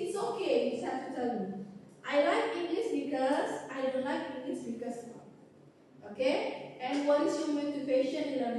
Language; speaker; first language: English; non-native, fluent; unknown